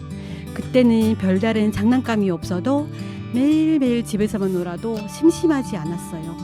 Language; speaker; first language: Korean; non-native, fluent; Chinese